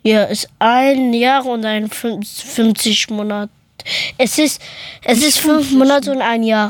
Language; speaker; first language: German; early bilingual, other home language; Persian